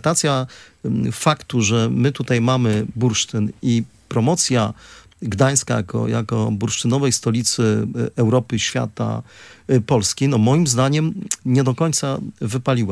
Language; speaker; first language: Polish; native; Polish